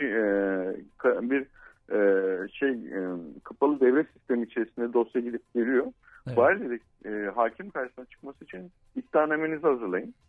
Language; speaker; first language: Turkish; native; Turkish